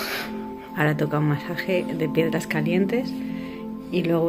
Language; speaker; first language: Spanish; native; Spanish